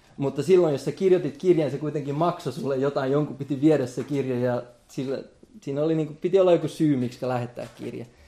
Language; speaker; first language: Finnish; non-native, local second language; Swedish